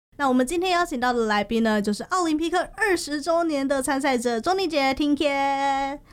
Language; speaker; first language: Chinese; native; Chinese